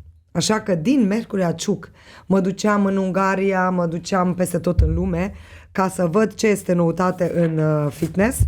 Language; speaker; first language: Romanian; non-native, local second language; Hungarian